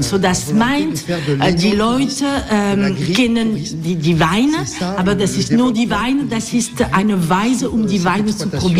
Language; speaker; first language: German; non-native, learner; French